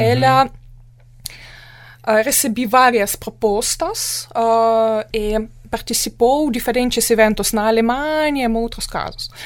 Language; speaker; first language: Portuguese; non-native, fluent; Ukrainian